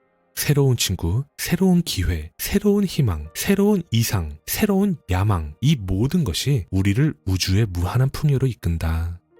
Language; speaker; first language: Korean; native; Korean